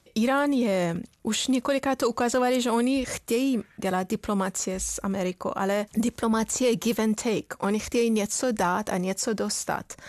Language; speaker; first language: Czech; non-native, fluent; Persian